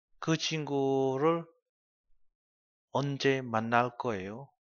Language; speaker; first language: Korean; non-native, learner; Vietnamese